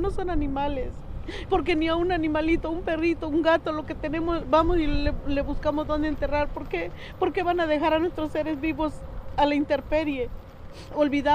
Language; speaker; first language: Spanish; native; Spanish